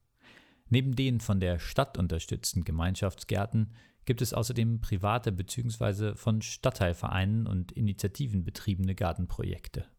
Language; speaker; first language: German; native; German